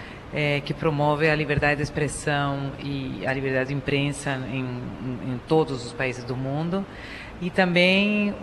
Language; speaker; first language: Portuguese; non-native, fluent; Spanish